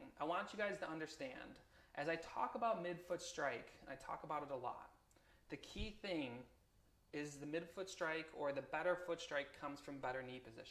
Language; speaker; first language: English; native; English